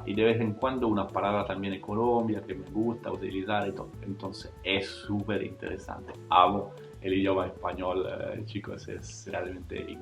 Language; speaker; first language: Spanish; non-native, fluent; Italian